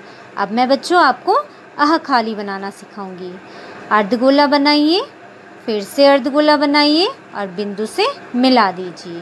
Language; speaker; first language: Hindi; native; Hindi